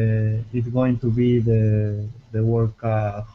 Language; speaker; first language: English; non-native, learner; Spanish